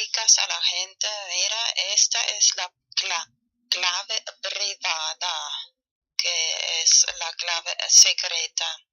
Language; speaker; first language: Spanish; non-native, learner; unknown